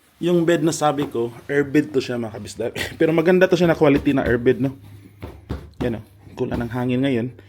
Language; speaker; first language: Filipino; non-native, local second language; Cebuano